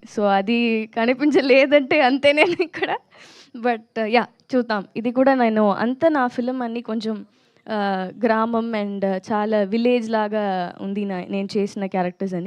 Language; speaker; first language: Telugu; non-native, learner; Tamil